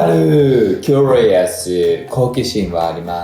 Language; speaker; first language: Japanese; native; Japanese